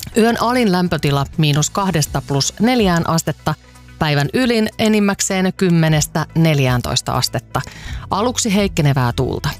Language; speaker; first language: Finnish; native; Finnish